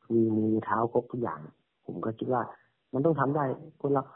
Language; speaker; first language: Thai; native; Thai